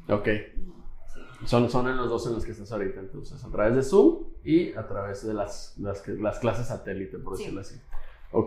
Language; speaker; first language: Spanish; native; Spanish